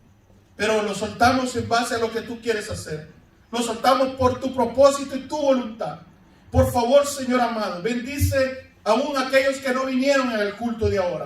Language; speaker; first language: Spanish; native; Spanish